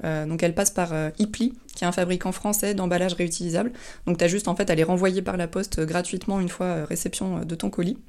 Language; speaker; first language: French; native; French